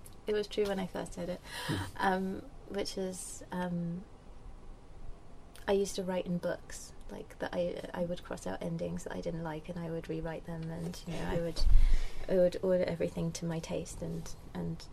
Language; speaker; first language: English; native; English